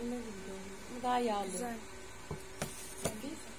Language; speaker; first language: Turkish; non-native, learner; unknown